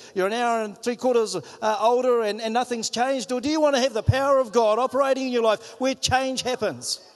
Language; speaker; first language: English; native; English